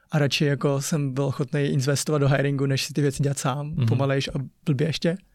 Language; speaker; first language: Czech; early bilingual, other home language; Chinese